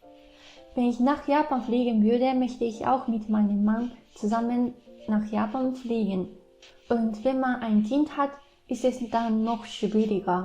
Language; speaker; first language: German; non-native, fluent; Japanese